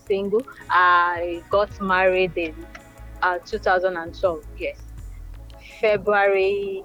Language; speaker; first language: English; non-native, local second language; Yoruba